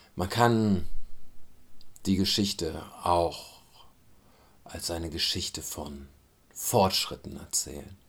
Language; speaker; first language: German; early bilingual, other home language; Turkish